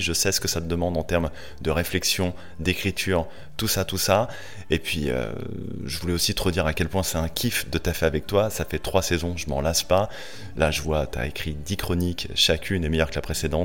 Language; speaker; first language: French; native; French